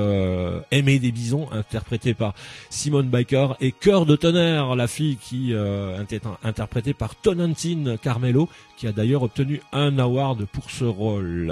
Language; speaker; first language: French; native; French